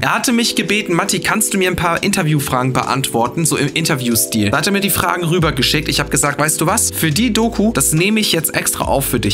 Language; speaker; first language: German; native; German